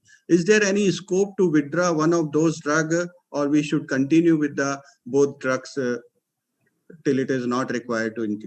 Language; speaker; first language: English; non-native, local second language; Hindi